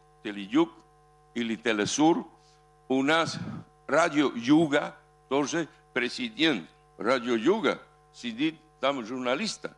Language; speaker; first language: Russian; non-native, fluent; Spanish